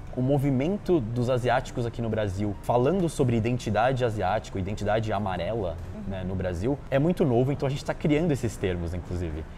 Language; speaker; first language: Portuguese; early bilingual, other home language; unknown